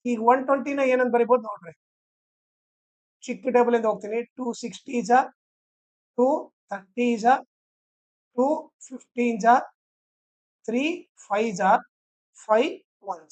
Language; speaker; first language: Kannada; native; Kannada